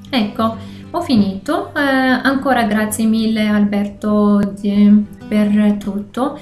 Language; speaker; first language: Italian; non-native, learner; Arabic